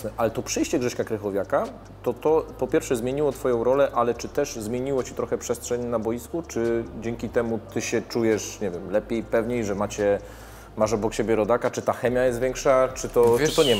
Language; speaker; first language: Polish; native; Polish